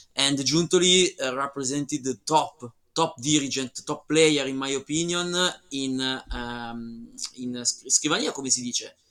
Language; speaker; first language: English; non-native, learner; Italian